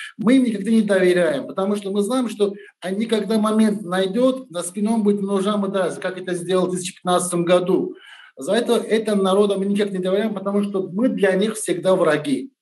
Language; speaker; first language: Russian; non-native, learner; Turkish